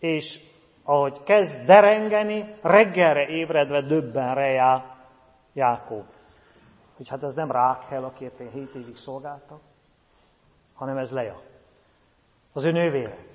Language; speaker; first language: Hungarian; native; Hungarian